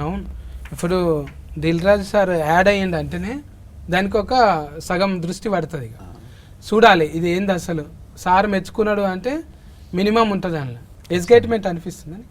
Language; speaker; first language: Telugu; native; Telugu